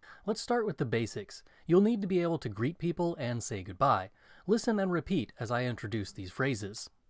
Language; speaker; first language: English; native; English